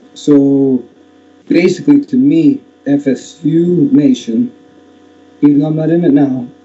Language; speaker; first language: English; native; English